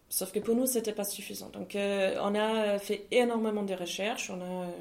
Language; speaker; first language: French; non-native, fluent; German